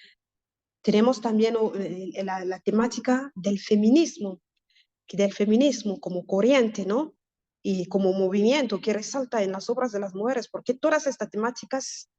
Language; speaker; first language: Spanish; non-native, fluent; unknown